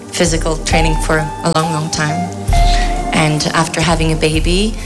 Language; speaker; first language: English; non-native, fluent; French